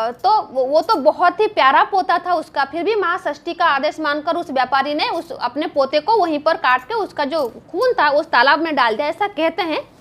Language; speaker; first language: Hindi; non-native, local second language; Bangla